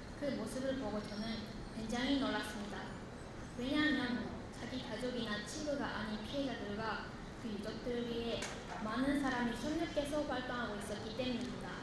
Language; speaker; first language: Korean; non-native, fluent; Japanese